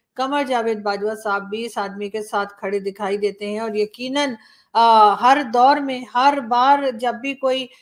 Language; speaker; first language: Urdu; native; Urdu